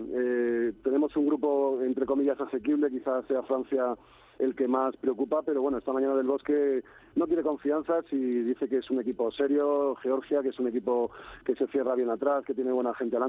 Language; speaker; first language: Spanish; native; Spanish